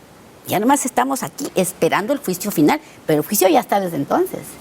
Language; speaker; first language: Spanish; native; Spanish